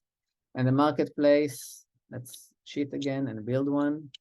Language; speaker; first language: English; non-native, fluent; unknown